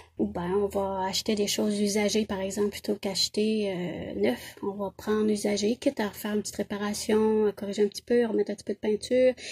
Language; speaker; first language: French; native; French